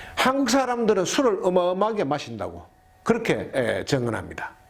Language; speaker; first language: Korean; native; Korean